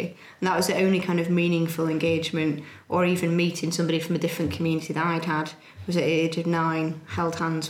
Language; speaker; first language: English; native; English